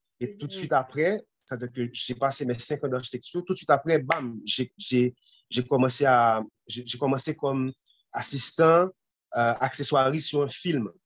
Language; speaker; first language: French; non-native, local second language; Haitian Creole